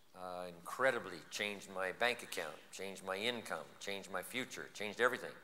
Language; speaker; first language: English; native; English